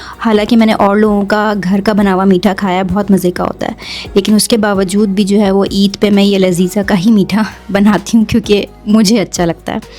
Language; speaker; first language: Urdu; native; Urdu